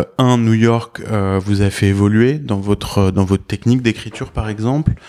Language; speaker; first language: French; native; French